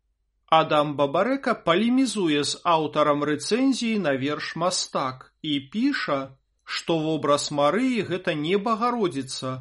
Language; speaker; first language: Belarusian; native; Belarusian